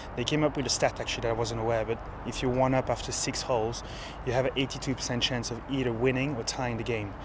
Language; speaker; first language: English; non-native, fluent; French